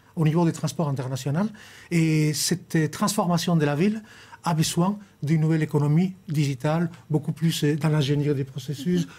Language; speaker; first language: French; non-native, fluent; Spanish